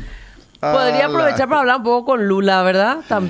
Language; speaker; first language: Spanish; native; Spanish